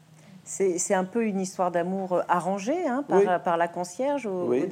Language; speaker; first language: French; native; French